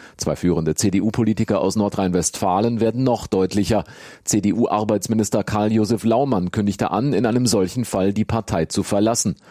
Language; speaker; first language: German; native; German